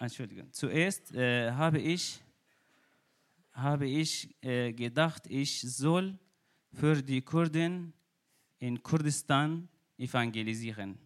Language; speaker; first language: German; non-native, learner; Kurdish